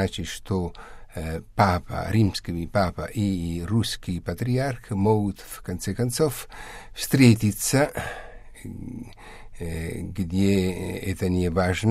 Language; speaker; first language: Russian; non-native, fluent; Italian